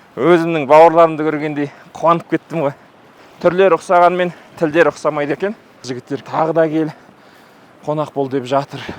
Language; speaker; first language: Kazakh; native; Kazakh